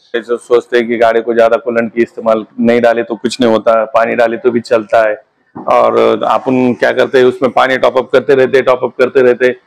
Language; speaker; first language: Hindi; non-native, local second language; Marathi